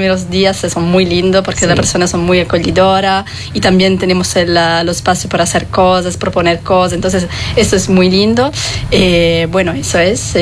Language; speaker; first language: Spanish; non-native, fluent; Italian